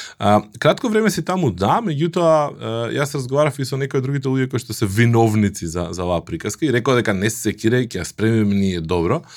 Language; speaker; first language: Macedonian; native; Macedonian